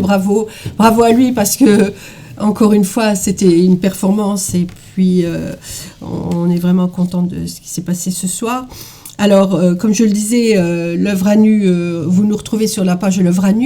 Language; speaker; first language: French; native; French